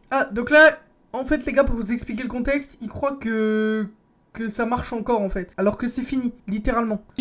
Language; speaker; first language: French; native; French